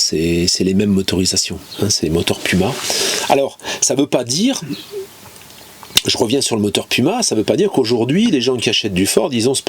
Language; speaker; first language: French; native; French